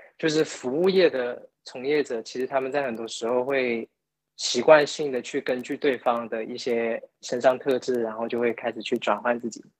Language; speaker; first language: Chinese; native; Chinese